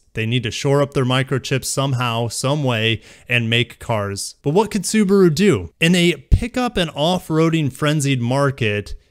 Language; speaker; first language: English; native; English